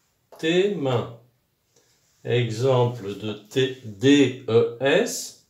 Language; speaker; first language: French; non-native, local second language; Arabic